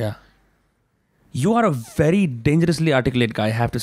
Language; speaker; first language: English; non-native, local second language; Hindi